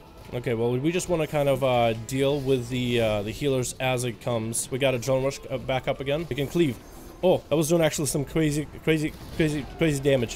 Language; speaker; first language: English; native; English